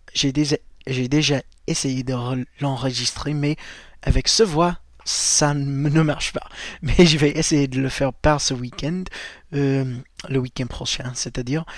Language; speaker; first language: French; non-native, fluent; English